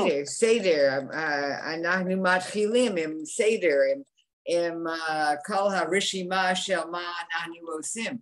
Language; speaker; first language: Hebrew; non-native, learner; English